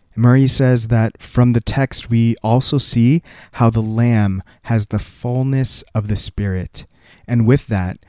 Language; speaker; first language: English; early bilingual, other home language; Korean